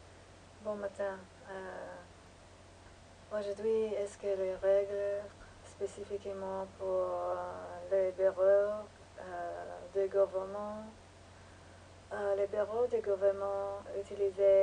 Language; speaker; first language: French; non-native, learner; English